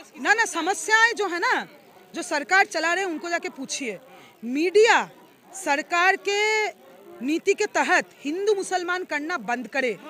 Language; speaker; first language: Hindi; non-native, local second language; Bangla